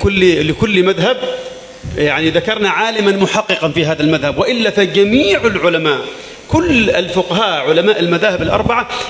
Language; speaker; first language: Arabic; native; Arabic